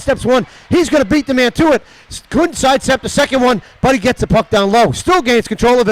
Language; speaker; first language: English; native; English